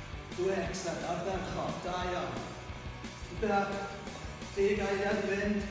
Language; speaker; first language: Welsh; non-native, local second language; English